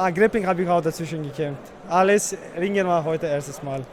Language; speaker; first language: German; non-native, fluent; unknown